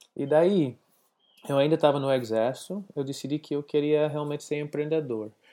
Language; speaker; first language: Portuguese; non-native, learner; English